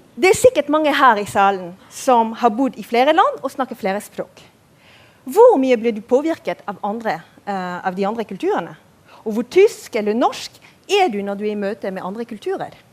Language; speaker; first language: Norwegian; non-native, fluent; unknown